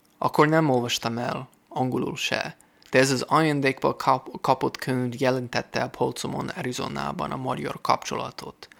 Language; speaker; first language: Hungarian; non-native, fluent; English